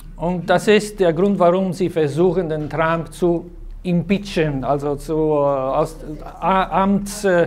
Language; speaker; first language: German; non-native, fluent; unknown